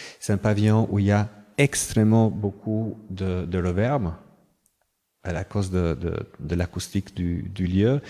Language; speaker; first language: French; non-native, fluent; Albanian